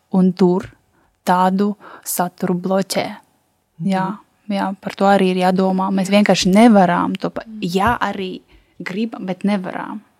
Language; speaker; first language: Latvian; non-native, local second language; Russian